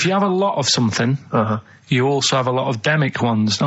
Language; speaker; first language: English; native; English